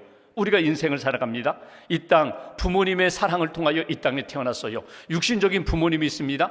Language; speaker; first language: Korean; native; Korean